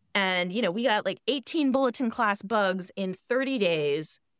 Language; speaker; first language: English; native; English